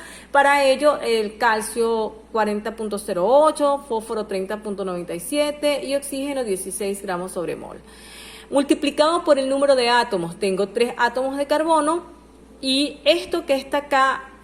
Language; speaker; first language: Spanish; native; Spanish